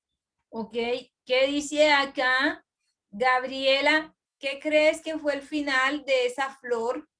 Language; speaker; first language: Spanish; native; Spanish